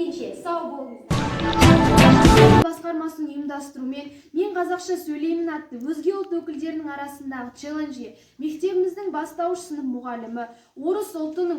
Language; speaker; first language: Kazakh; native; Kazakh